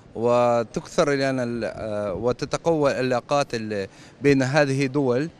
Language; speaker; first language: Arabic; non-native, fluent; Russian